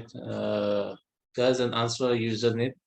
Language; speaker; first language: English; non-native, learner; Indonesian